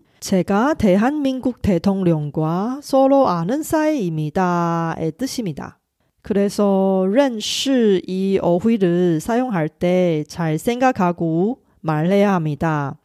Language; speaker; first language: Korean; non-native, fluent; Chinese